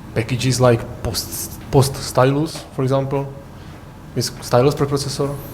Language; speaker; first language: English; non-native, fluent; Czech